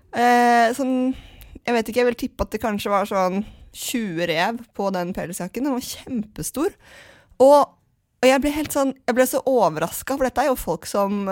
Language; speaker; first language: Norwegian; native; Norwegian